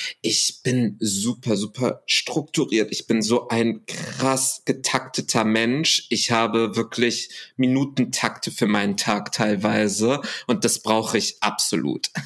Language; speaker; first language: German; early bilingual, other home language; Arabic